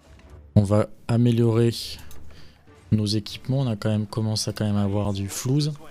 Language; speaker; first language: French; native; French